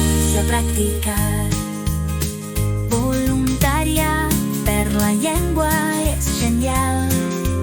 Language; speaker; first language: Catalan; non-native, learner; Russian